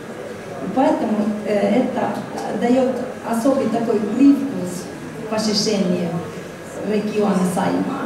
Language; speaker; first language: Russian; non-native, fluent; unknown